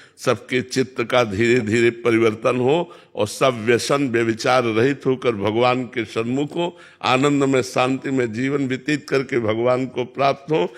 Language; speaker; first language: Hindi; native; Hindi